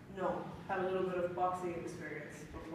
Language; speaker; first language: English; native; English